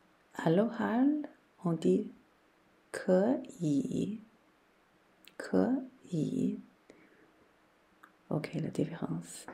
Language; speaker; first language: French; non-native, learner; Chinese